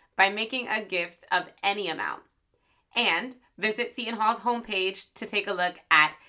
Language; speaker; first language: English; early bilingual, other home language; Spanish